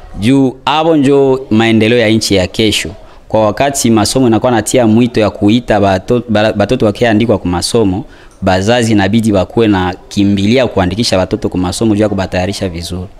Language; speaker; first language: Swahili; native; Swahili